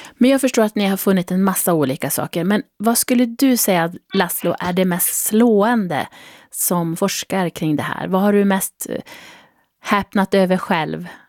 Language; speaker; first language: Swedish; native; Swedish